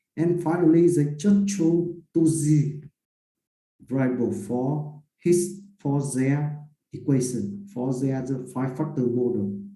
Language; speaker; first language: English; non-native, fluent; Vietnamese